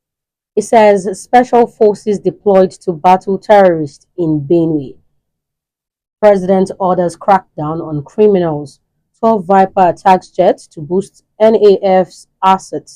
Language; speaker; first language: English; non-native, local second language; Yoruba